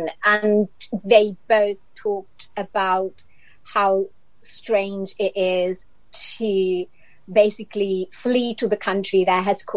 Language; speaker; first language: English; non-native, fluent; Italian